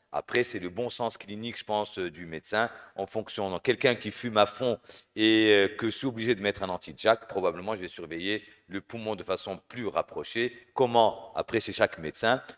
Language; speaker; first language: French; non-native, local second language; Arabic